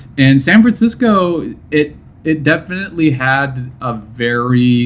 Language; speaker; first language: English; native; English